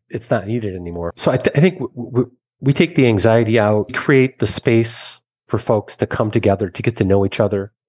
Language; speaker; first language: English; native; English